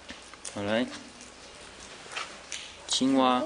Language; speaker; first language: Chinese; native; Chinese